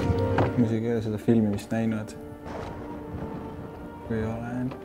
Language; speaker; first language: Estonian; native; Estonian